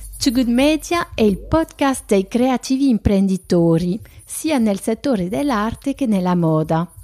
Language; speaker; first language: Italian; non-native, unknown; French